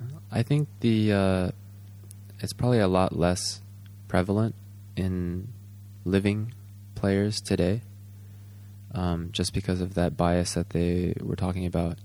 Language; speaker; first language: English; native; English